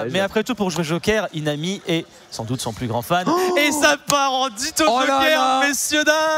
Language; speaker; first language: French; native; French